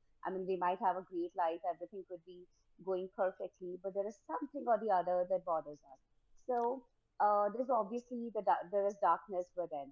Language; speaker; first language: English; non-native, local second language; Hindi